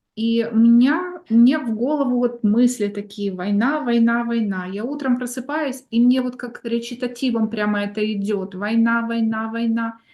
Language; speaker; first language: Russian; non-native, local second language; Ukrainian